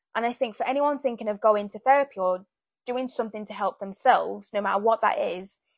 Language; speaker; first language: English; early bilingual, other home language; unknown